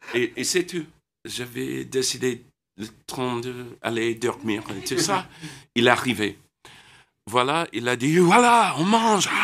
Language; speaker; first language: French; non-native, learner; English